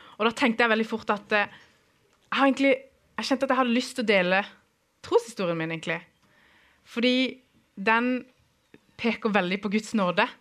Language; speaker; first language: Norwegian; early bilingual, other home language; Kurdish